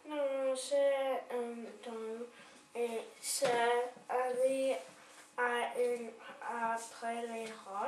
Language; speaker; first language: French; non-native, learner; English